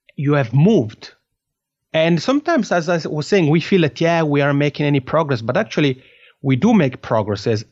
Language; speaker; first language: English; non-native, fluent; French